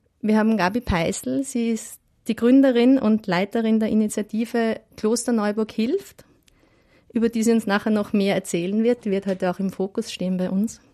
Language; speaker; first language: German; native; German